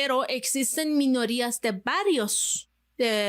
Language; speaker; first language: Spanish; non-native, fluent; Persian